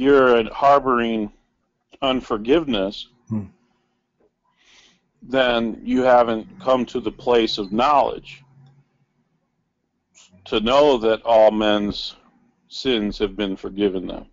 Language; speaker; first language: English; native; English